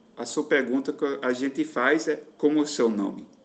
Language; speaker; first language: Portuguese; non-native, fluent; Dutch